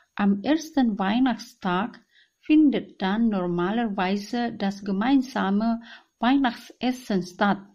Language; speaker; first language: German; non-native, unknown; Indonesian